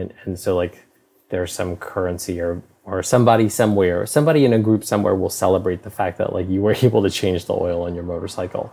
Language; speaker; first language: English; native; English